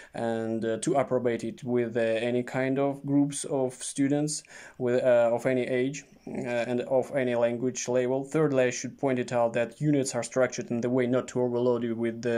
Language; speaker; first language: English; non-native, fluent; Russian